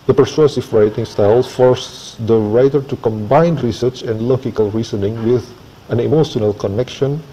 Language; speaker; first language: English; non-native, fluent; Indonesian